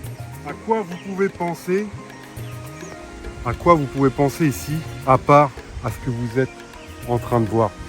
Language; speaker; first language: French; native; French